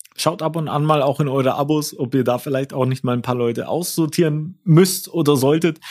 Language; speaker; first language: German; native; German